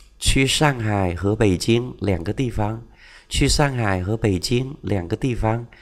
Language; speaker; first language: Chinese; non-native, fluent; Vietnamese